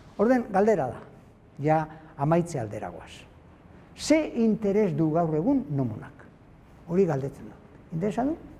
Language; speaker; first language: Basque; native; Basque